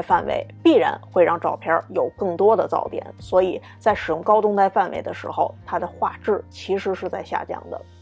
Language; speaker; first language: Chinese; native; Chinese